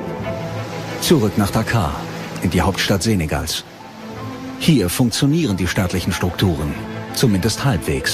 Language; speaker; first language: German; native; German